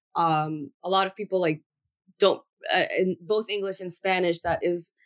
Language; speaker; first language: English; early bilingual, other home language; Spanish